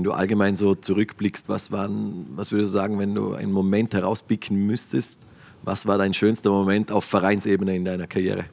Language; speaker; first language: German; native; German